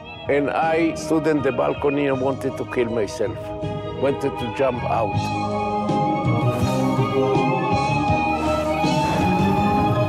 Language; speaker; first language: English; non-native, fluent; Hebrew